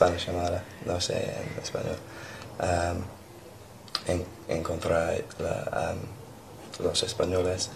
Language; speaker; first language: Spanish; non-native, learner; English